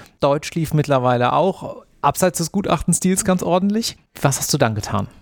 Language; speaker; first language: German; native; German